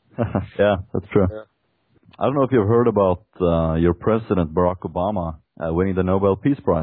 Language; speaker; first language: English; non-native, fluent; Norwegian